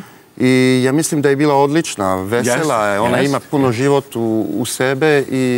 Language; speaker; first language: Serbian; early bilingual, heritage; French